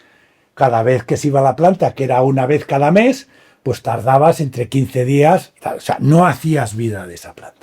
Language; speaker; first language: Spanish; native; Spanish